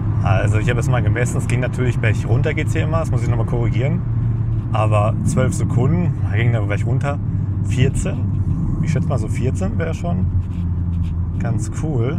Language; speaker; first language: German; native; German